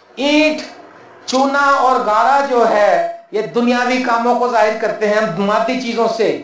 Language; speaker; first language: Urdu; non-native, local second language; Punjabi